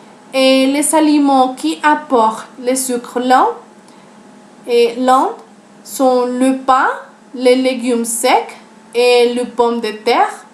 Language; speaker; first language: French; non-native, learner; Spanish